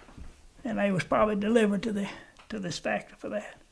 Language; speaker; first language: English; native; English